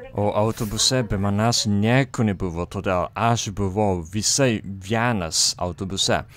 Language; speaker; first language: Lithuanian; non-native, fluent; Japanese